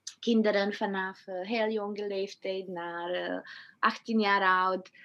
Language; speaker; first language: Dutch; non-native, fluent; Romanian